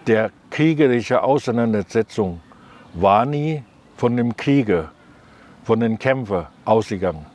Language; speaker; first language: German; non-native, learner; Thai